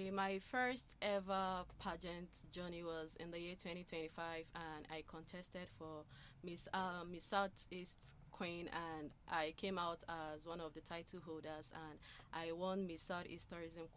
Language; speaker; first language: English; non-native, local second language; Igbo